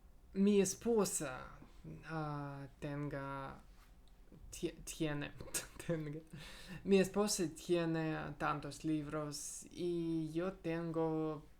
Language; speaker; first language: Spanish; non-native, learner; Russian